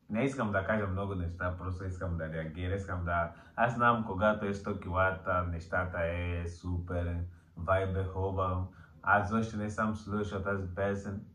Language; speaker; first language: Bulgarian; non-native, learner; Portuguese